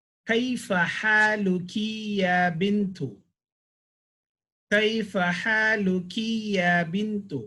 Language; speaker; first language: Arabic; non-native, fluent; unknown